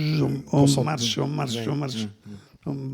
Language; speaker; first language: French; non-native, fluent; Italian